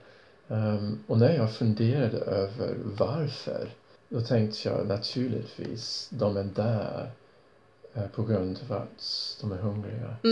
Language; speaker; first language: Swedish; non-native, fluent; English